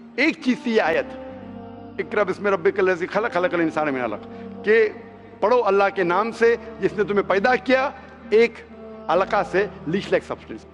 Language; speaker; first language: Hindi; non-native, local second language; Konkani